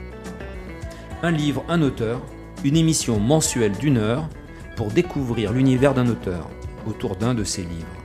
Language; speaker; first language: French; native; French